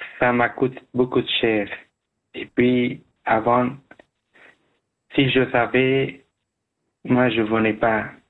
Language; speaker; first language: French; non-native, learner; Persian